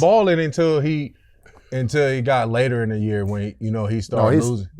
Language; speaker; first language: English; native; English